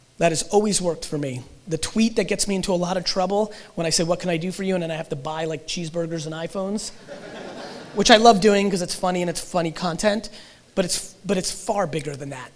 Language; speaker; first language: English; early bilingual, other home language; Russian